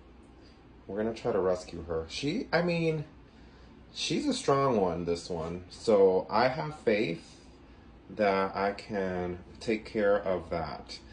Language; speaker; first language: English; native; English